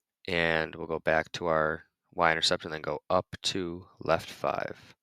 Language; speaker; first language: English; native; English